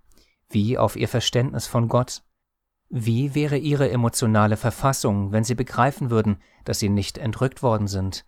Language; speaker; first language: German; native; German